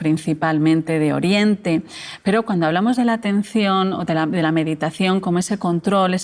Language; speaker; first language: Spanish; native; Spanish